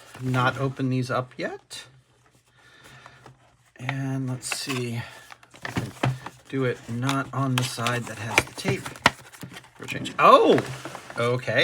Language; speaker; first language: English; native; English